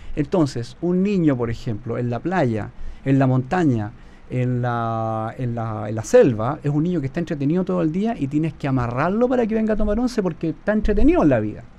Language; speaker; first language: Spanish; native; Spanish